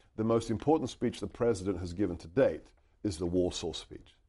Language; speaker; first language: English; non-native, local second language; Hungarian